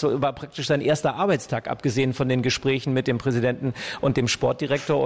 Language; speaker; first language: German; native; German